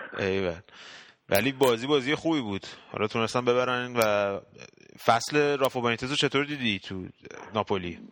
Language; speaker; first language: Persian; native; Persian